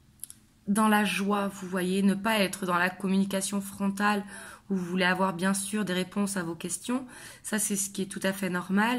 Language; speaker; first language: French; native; French